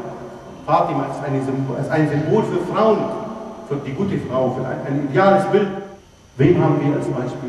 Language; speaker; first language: German; non-native, fluent; Arabic